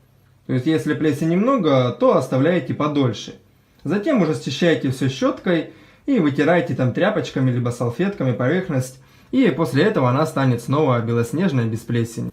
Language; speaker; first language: Russian; native; Russian